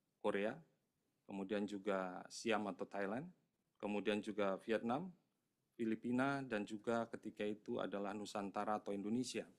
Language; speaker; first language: Indonesian; native; Indonesian